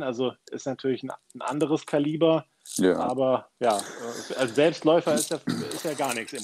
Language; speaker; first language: German; native; German